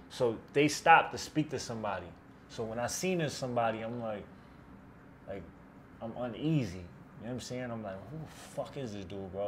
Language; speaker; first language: English; native; English